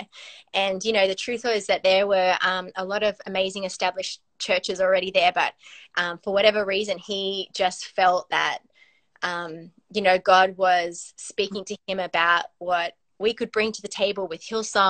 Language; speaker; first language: English; native; English